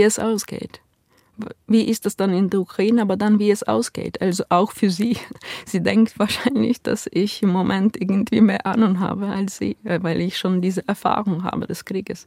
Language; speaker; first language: German; non-native, fluent; Ukrainian